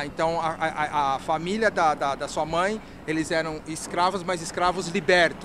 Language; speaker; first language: Portuguese; native; Portuguese